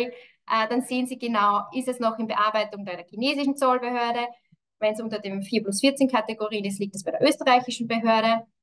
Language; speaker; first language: German; native; German